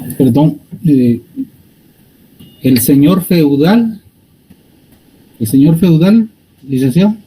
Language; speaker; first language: Spanish; native; Spanish